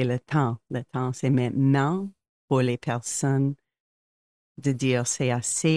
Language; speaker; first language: French; non-native, local second language; English